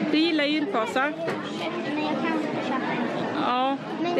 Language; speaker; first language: Swedish; native; Swedish